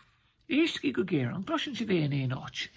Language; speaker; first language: Irish; non-native, local second language; English